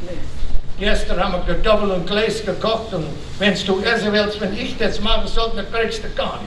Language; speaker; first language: German; early bilingual, heritage; German